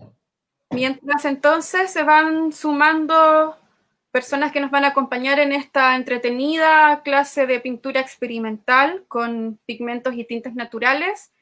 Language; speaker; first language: Spanish; native; Spanish